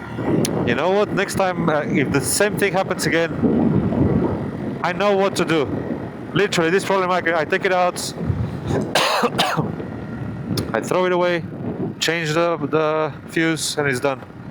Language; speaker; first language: English; non-native, fluent; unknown